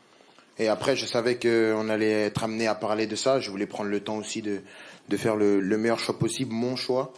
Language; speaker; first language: French; native; French